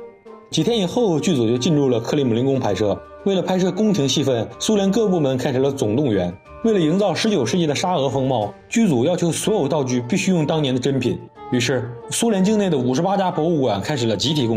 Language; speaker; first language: Chinese; native; Chinese